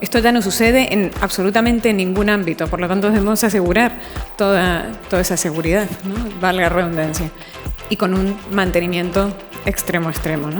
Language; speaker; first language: Spanish; native; Spanish